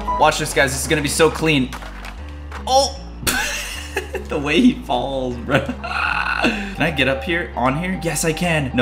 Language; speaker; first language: English; native; English